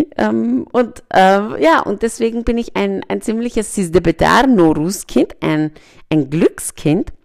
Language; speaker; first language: German; early bilingual, other home language; Persian